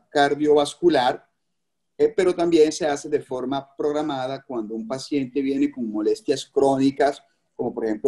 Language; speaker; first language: Spanish; native; Spanish